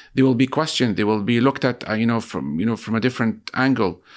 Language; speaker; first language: English; non-native, fluent; Arabic